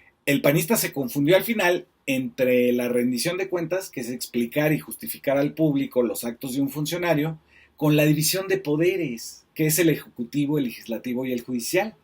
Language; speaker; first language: Spanish; native; Spanish